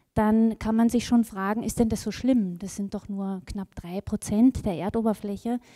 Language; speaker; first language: German; native; German